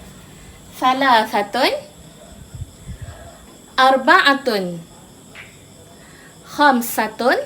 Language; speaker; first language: Arabic; non-native, fluent; Malay